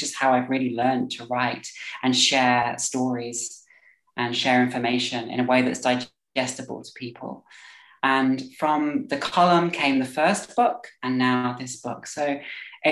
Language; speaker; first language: English; native; English